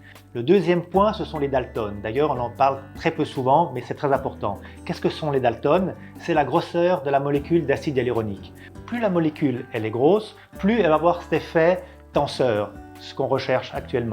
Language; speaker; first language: French; non-native, fluent; Italian